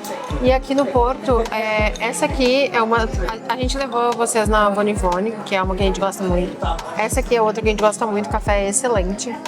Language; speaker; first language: Portuguese; native; Portuguese